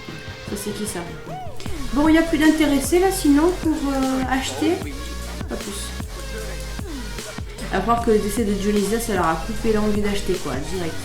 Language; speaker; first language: French; native; French